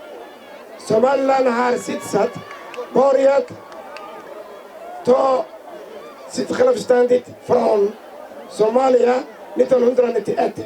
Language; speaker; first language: Swedish; non-native, fluent; Somali